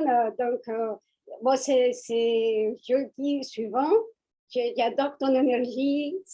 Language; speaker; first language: French; non-native, fluent; Spanish